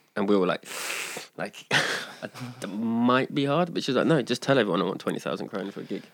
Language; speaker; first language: English; native; English